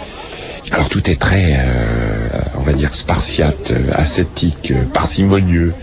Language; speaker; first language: French; native; French